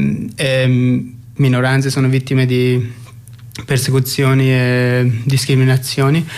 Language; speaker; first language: Italian; non-native, fluent; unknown